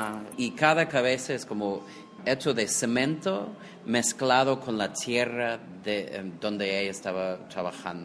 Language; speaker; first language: Spanish; non-native, fluent; English